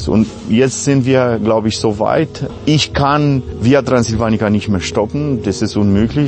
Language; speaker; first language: German; non-native, fluent; Romanian